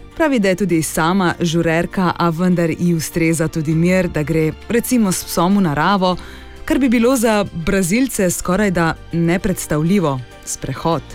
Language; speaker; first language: Slovenian; native; Slovenian